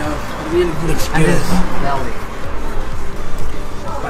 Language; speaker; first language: English; non-native, learner; Somali